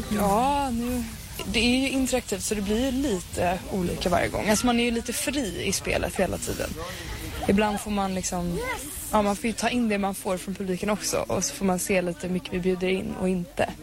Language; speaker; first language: Swedish; native; Swedish